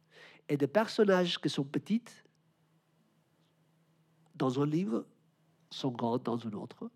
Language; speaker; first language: French; non-native, learner; Spanish